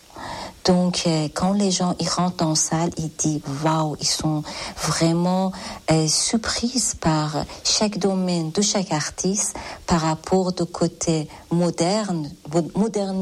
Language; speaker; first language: French; non-native, fluent; Persian